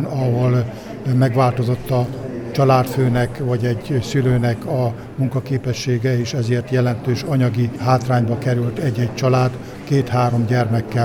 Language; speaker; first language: Hungarian; native; Hungarian